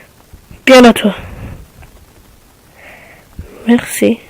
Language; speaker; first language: French; native; French